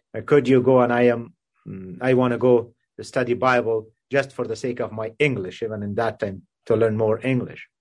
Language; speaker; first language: English; non-native, fluent; Persian